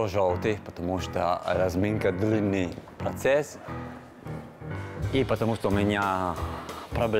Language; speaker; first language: Russian; non-native, learner; Italian